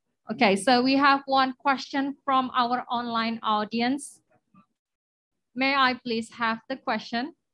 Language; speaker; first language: English; non-native, fluent; Indonesian